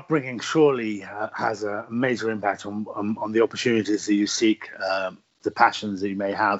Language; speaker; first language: English; native; English